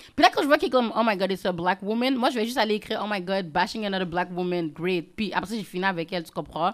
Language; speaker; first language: French; native; French